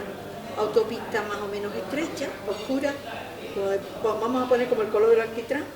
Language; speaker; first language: Spanish; native; Spanish